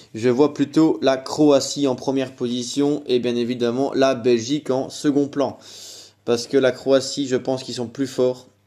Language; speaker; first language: French; native; French